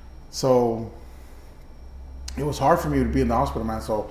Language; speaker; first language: English; early bilingual, other home language; Spanish